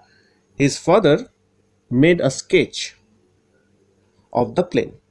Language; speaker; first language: English; non-native, local second language; Bangla